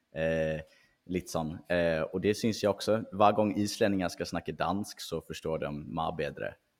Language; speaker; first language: Swedish; native; Swedish